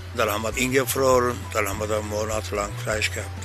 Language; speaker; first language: German; non-native, learner; Turkish